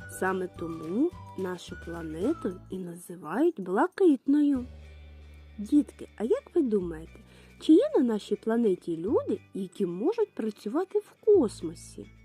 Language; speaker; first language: Ukrainian; native; Ukrainian